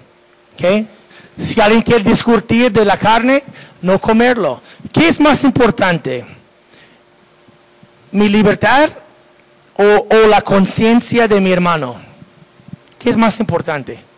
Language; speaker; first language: Spanish; non-native, fluent; English